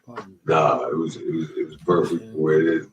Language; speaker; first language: English; native; English